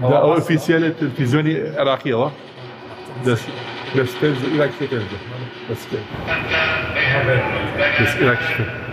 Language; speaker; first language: German; non-native, learner; Kurdish